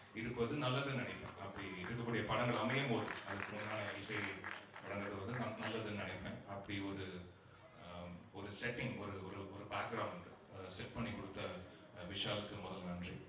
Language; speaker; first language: Tamil; native; Tamil